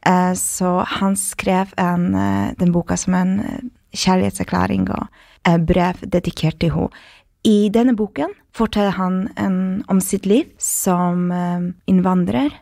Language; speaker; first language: Norwegian; non-native, fluent; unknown